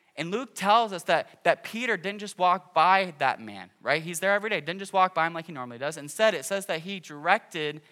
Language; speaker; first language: English; native; English